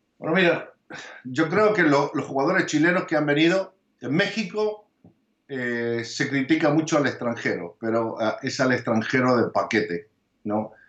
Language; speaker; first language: Spanish; early bilingual, heritage; Spanish